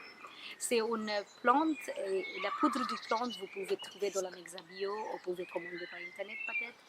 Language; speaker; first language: French; non-native, learner; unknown